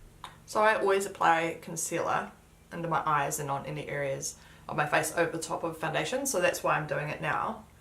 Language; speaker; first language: English; native; English